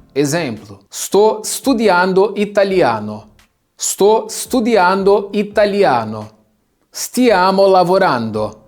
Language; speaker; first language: Italian; non-native, fluent; Portuguese